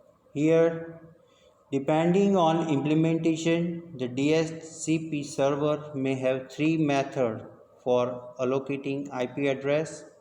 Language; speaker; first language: English; non-native, local second language; Gujarati